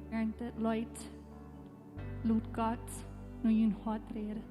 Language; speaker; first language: German; non-native, learner; Plautdietsch